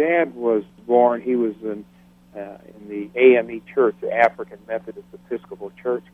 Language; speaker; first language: English; native; English